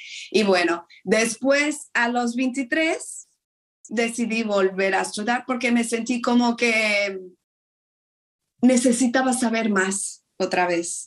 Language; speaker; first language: Spanish; non-native, fluent; Portuguese